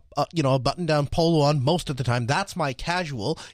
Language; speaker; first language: English; early bilingual, other home language; Hindi